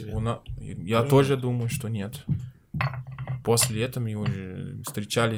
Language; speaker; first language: Russian; non-native, learner; Portuguese